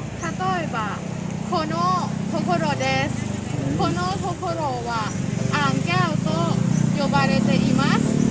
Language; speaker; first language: Japanese; non-native, learner; Thai